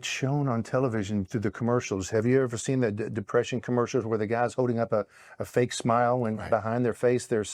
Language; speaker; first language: English; native; English